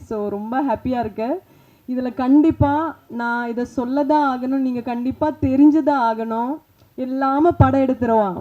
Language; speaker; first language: Tamil; non-native, fluent; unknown